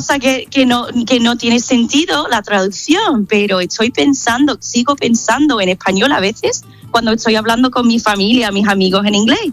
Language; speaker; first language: Spanish; non-native, fluent; English